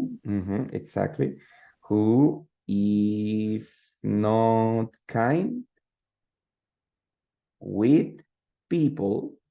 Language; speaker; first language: English; non-native, fluent; Spanish